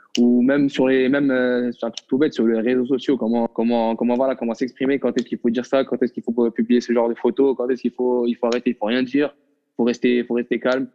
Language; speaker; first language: French; non-native, local second language; Arabic